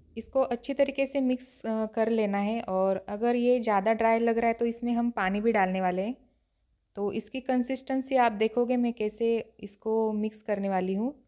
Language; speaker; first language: Hindi; non-native, local second language; Marathi